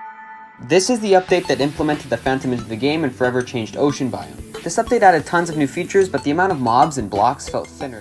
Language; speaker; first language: English; native; English